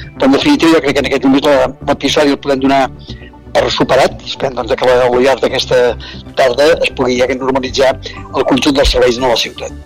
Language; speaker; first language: Catalan; native; Catalan